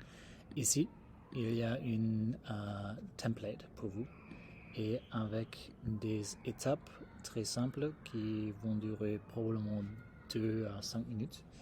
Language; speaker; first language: French; non-native, fluent; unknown